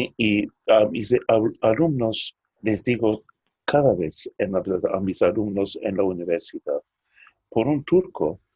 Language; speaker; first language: Spanish; early bilingual, heritage; Turkish